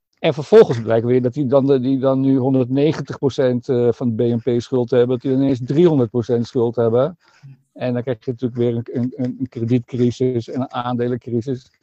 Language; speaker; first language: Dutch; native; Dutch